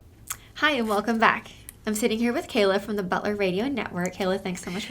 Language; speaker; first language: English; native; English